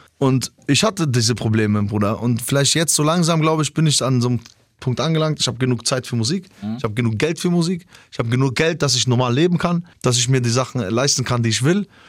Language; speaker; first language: German; early bilingual, other home language; Albanian